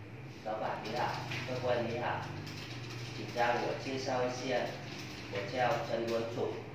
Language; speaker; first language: Chinese; non-native, learner; Vietnamese